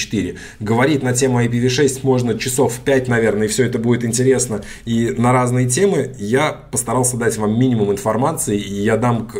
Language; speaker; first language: Russian; native; Russian